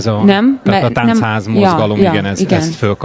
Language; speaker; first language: Hungarian; native; Hungarian